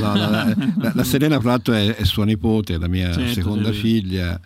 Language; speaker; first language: Italian; native; Italian